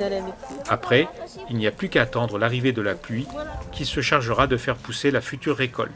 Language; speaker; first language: French; native; French